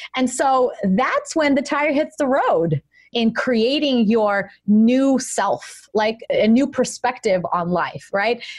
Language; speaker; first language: English; early bilingual, other home language; Russian